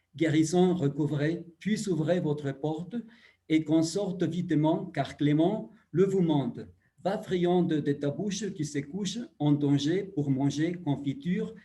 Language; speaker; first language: French; non-native, fluent; Spanish